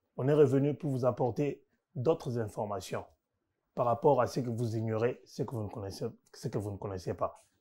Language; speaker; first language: French; non-native, local second language; Lingala